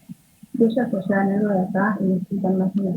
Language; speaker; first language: Spanish; native; Spanish